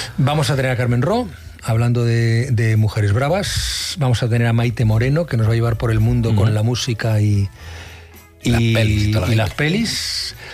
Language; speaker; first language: Spanish; native; Spanish